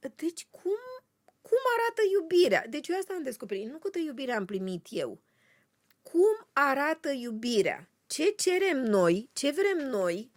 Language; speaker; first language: Romanian; native; Romanian